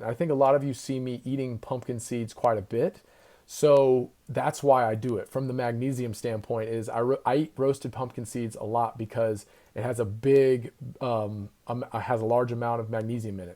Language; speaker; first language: English; native; English